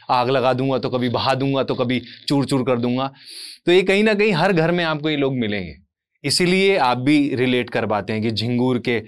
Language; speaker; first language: Hindi; native; Hindi